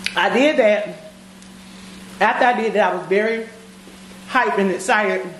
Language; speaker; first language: English; native; English